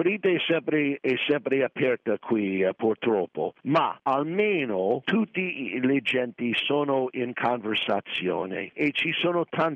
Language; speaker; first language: Italian; non-native, fluent; English